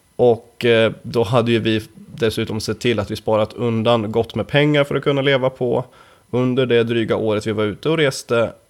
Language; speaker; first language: Swedish; native; Swedish